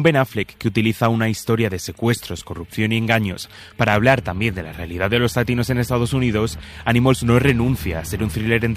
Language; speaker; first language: Spanish; native; Spanish